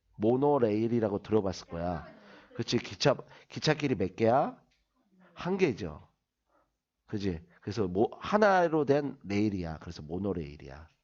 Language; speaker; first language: Korean; native; Korean